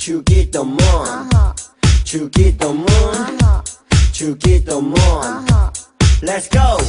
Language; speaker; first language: Korean; native; Korean